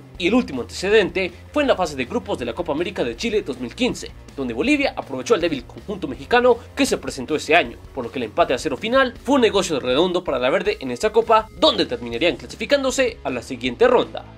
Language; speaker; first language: Spanish; native; Spanish